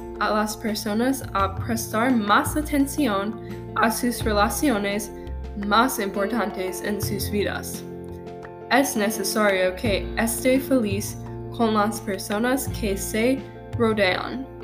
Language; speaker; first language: Spanish; non-native, learner; English